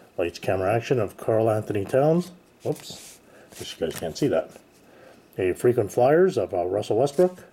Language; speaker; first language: English; native; English